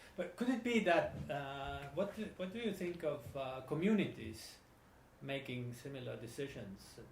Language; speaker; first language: English; non-native, fluent; Estonian